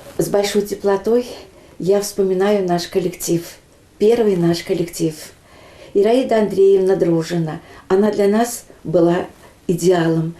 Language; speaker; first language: Russian; non-native, local second language; Chuvash